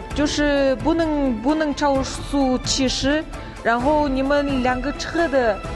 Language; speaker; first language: Chinese; non-native, learner; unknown